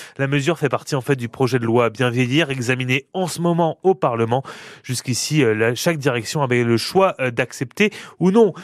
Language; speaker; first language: French; native; French